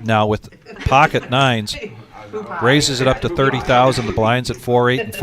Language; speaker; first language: English; native; English